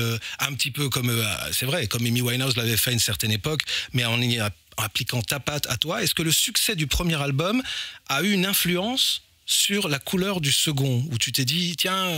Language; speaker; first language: French; native; French